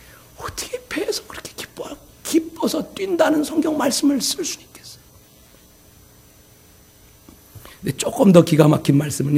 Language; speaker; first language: Korean; native; Korean